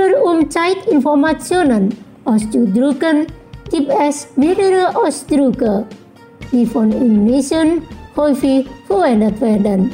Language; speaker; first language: German; non-native, fluent; Indonesian